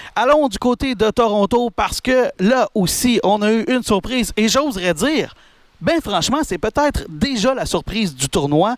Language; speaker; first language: French; native; French